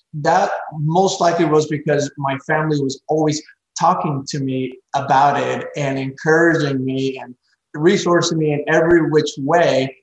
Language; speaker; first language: English; early bilingual, other home language; Spanish